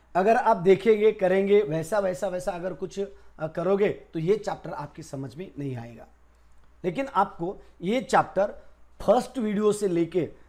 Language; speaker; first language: Hindi; non-native, local second language; Marathi